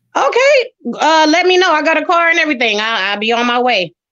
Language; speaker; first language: English; native; English